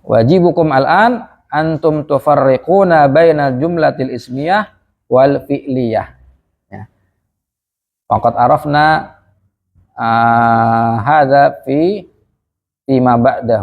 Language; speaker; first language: Arabic; non-native, fluent; Indonesian